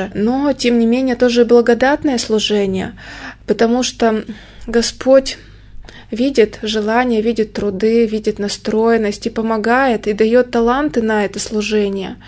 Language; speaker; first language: Russian; native; Russian